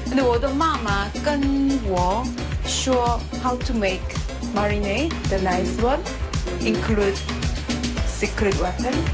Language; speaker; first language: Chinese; non-native, learner; Korean